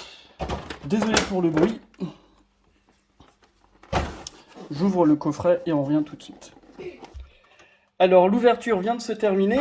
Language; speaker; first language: French; native; French